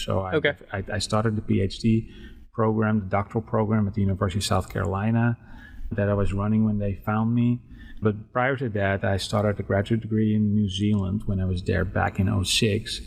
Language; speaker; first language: English; non-native, fluent; Dutch